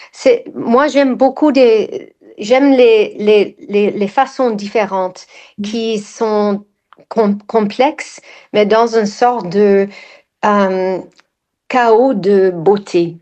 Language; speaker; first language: French; non-native, fluent; English